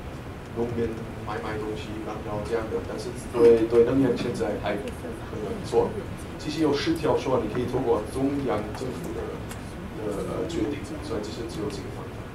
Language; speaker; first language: Chinese; non-native, fluent; German